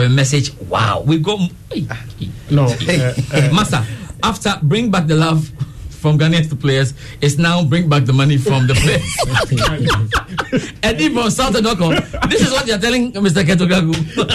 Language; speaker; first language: English; non-native, local second language; Akan